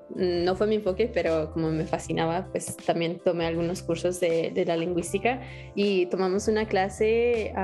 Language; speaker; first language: Spanish; early bilingual, heritage; Spanish